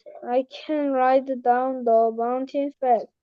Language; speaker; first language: English; non-native, learner; Korean